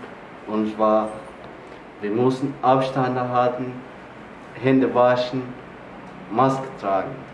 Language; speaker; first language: German; non-native, learner; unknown